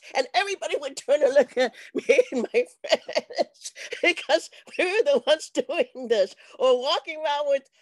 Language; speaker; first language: English; native; English